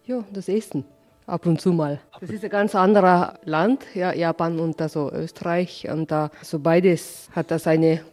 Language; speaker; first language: German; non-native, learner; Japanese